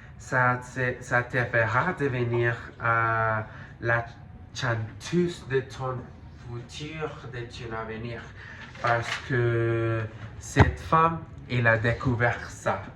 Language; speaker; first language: French; non-native, learner; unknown